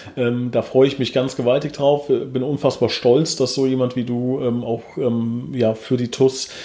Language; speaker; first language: German; native; German